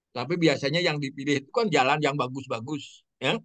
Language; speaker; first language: Indonesian; native; Indonesian